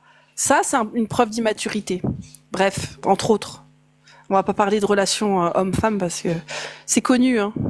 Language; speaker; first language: French; native; French